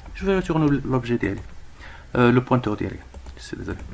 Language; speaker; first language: French; non-native, local second language; Arabic